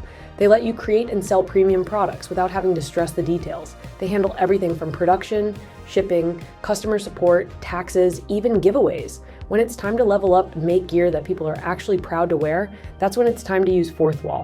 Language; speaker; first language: English; native; English